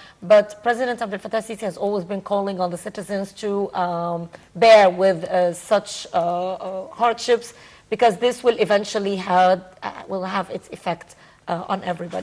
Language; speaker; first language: English; non-native, fluent; Arabic